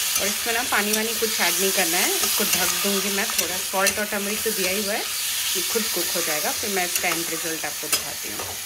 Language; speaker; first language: Hindi; non-native, local second language; Bangla